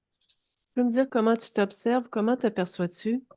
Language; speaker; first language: French; native; French